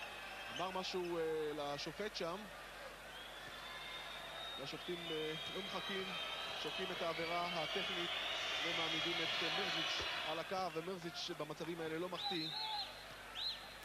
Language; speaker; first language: Hebrew; native; Hebrew